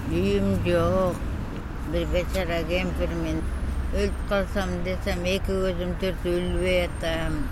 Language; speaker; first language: Kyrgyz; native; Kyrgyz